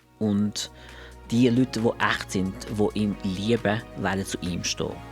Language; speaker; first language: German; non-native, fluent; Portuguese